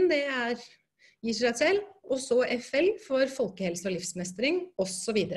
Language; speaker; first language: Norwegian; native; Norwegian